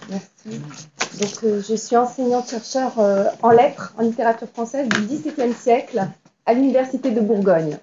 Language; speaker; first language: French; native; French